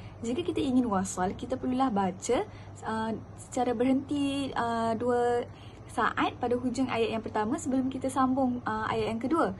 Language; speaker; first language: Malay; native; Malay